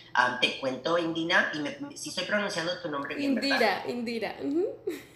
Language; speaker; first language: English; early bilingual, other home language; Spanish